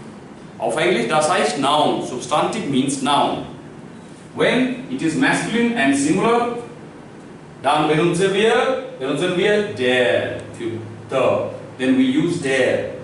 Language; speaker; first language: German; non-native, learner; Hindi